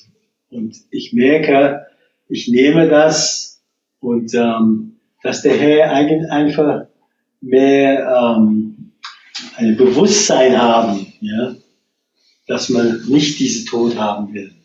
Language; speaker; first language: German; non-native, fluent; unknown